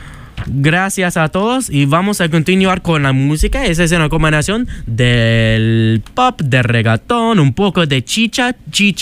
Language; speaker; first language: Spanish; non-native, learner; English